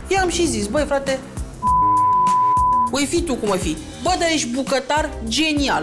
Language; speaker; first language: Romanian; native; Romanian